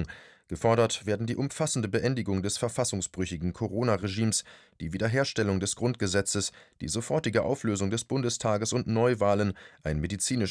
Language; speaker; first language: German; native; German